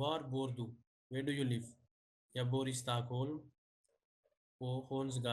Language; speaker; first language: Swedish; non-native, fluent; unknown